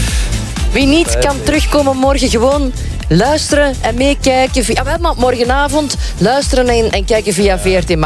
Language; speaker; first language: Dutch; native; Dutch